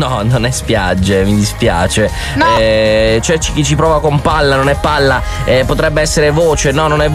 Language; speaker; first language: Italian; native; Italian